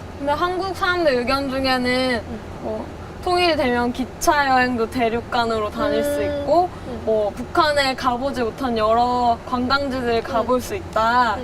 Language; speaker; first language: Korean; native; Korean